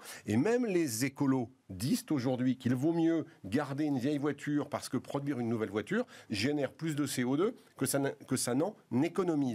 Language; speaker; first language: French; native; French